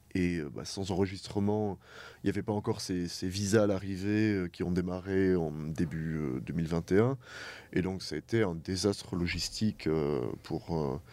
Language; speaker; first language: French; native; French